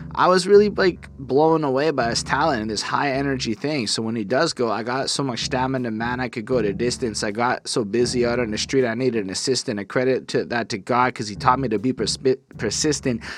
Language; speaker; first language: English; native; English